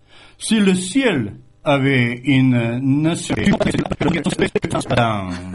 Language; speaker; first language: French; non-native, fluent; Croatian